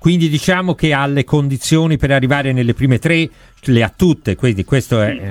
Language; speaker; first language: Italian; native; Italian